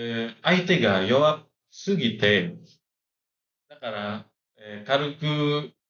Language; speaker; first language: Japanese; non-native, learner; Indonesian